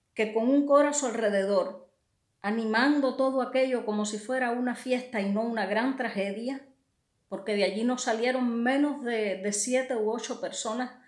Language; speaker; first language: Spanish; native; Spanish